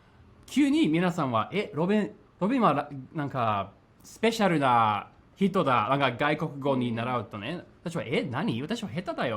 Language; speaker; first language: Japanese; non-native, fluent; English